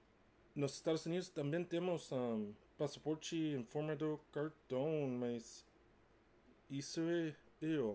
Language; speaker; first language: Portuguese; non-native, learner; English